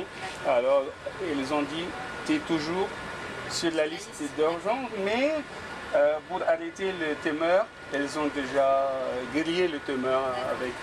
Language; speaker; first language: French; non-native, fluent; Arabic